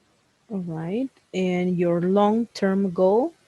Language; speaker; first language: English; non-native, fluent; Spanish